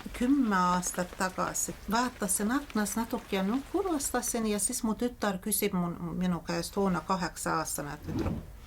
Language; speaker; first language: Estonian; non-native, fluent; Azerbaijani